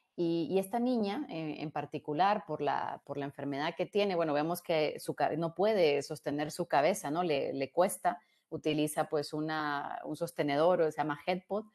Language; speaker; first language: Spanish; native; Spanish